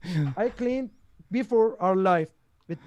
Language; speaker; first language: English; non-native, learner; Persian